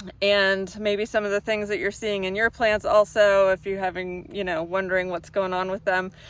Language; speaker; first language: English; native; English